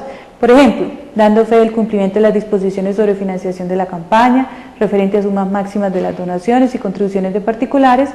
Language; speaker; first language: Spanish; native; Spanish